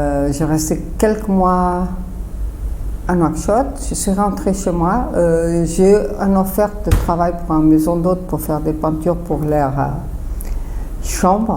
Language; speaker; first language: French; non-native, fluent; Portuguese